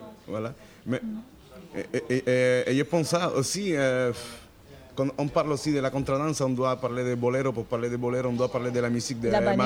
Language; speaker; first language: French; non-native, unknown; Spanish